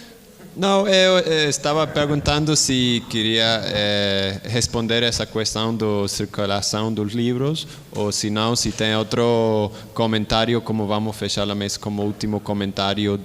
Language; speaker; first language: Portuguese; non-native, learner; Spanish